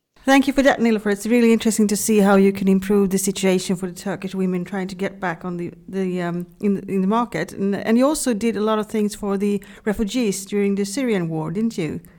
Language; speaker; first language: English; non-native, fluent; Swedish